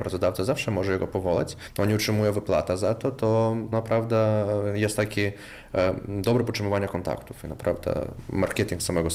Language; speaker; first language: Polish; non-native, local second language; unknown